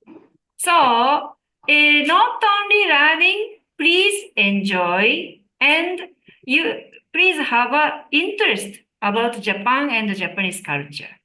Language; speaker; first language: English; non-native, learner; Japanese